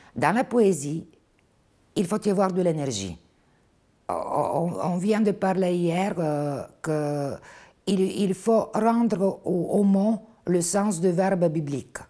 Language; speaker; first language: French; non-native, fluent; Bulgarian